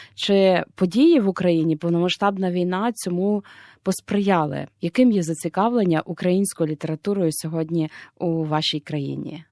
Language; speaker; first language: Ukrainian; native; Ukrainian